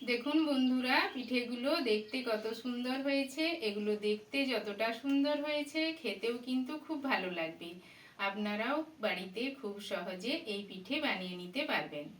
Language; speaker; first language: Bangla; native; Bangla